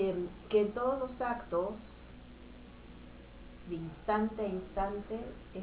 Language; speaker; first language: Spanish; native; Spanish